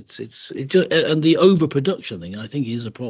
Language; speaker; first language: English; native; English